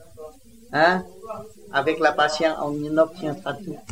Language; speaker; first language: French; non-native, learner; Vietnamese